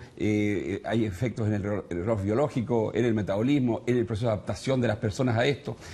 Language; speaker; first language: Spanish; native; Spanish